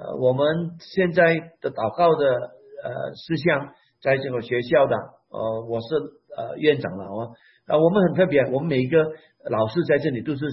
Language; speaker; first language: Chinese; non-native, local second language; Hakka Chinese